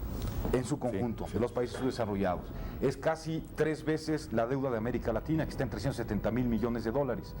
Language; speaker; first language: Spanish; native; Spanish